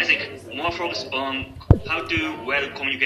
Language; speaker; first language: English; non-native, learner; Japanese